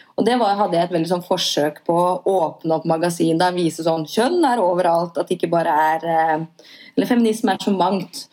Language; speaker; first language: Norwegian; native; Norwegian